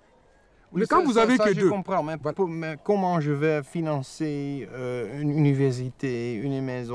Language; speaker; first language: French; non-native, fluent; Dutch